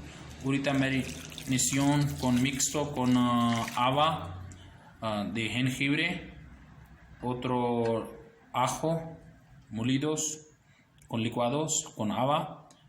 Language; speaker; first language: Spanish; non-native, learner; Urdu